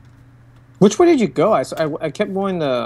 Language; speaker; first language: English; native; English